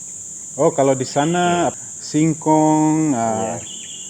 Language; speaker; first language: Indonesian; non-native, fluent; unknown